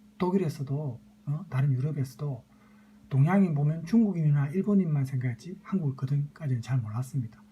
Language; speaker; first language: Korean; native; Korean